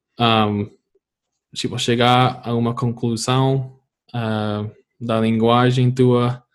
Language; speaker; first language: Portuguese; non-native, fluent; English